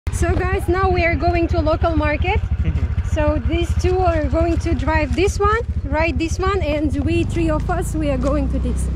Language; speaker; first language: English; non-native, fluent; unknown